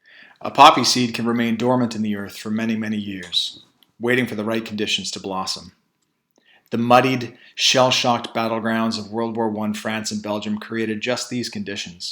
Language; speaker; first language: English; native; English